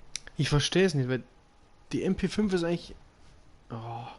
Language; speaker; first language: German; native; German